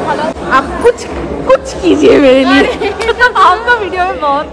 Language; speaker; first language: Hindi; non-native, local second language; Bangla